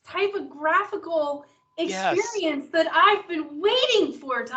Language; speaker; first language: English; native; English